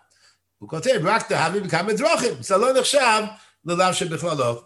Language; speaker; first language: Hebrew; non-native, fluent; English